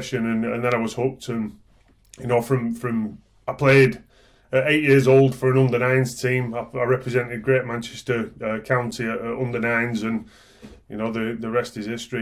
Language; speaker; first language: English; native; English